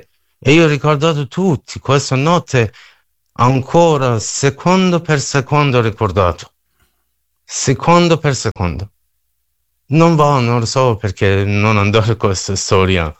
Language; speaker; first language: Italian; non-native, learner; Persian